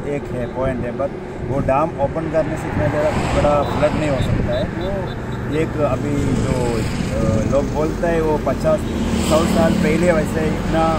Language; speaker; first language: Hindi; non-native, local second language; Malayalam